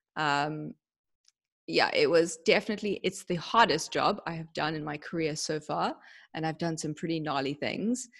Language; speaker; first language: English; native; English